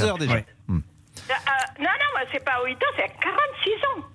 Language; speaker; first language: French; non-native, fluent; Portuguese